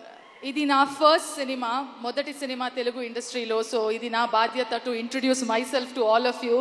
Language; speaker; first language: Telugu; non-native, learner; Kannada